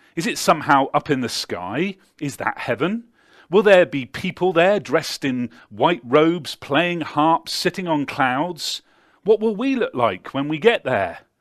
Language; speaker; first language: English; native; English